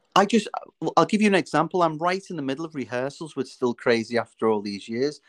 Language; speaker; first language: English; native; English